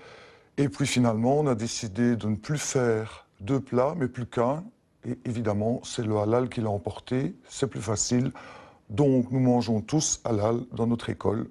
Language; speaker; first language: French; native; French